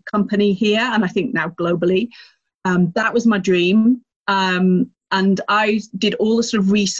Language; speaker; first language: English; native; English